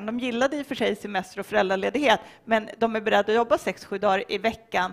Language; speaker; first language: Swedish; native; Swedish